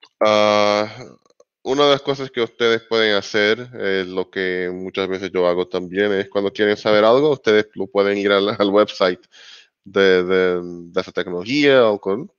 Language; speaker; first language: Spanish; native; Spanish